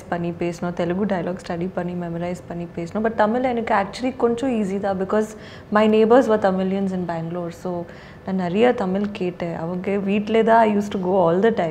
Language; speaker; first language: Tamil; non-native, learner; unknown